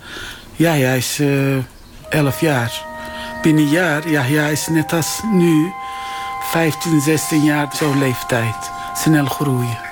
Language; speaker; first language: Dutch; non-native, learner; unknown